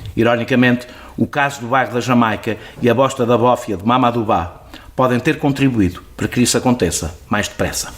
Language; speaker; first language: Portuguese; native; Portuguese